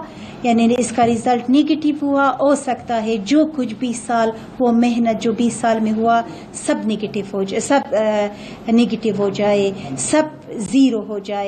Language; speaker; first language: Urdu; non-native, fluent; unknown